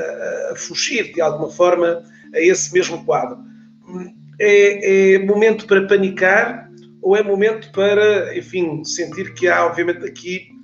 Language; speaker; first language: Portuguese; native; Portuguese